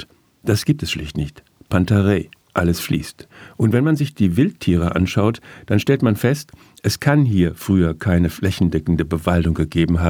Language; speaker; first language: German; native; German